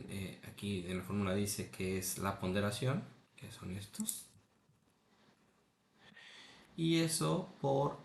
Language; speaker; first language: Spanish; native; Spanish